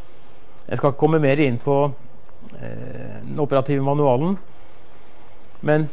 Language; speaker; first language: Norwegian; native; Norwegian